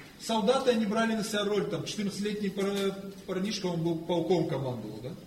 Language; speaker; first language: Russian; non-native, fluent; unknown